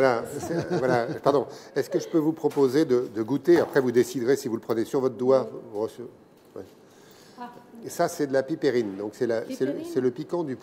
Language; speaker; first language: French; native; French